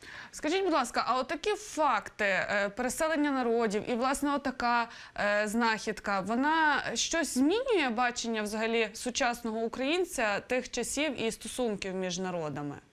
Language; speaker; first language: Ukrainian; native; Ukrainian